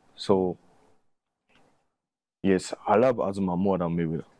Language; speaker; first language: English; non-native, learner; Japanese